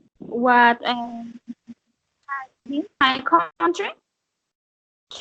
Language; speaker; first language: English; non-native, learner; Spanish